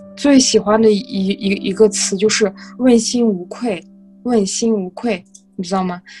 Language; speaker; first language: Chinese; non-native, local second language; Kazakh